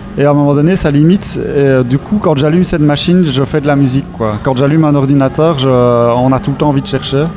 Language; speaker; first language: French; native; French